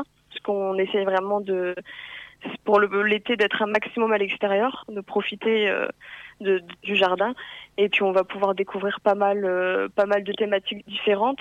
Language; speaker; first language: French; native; French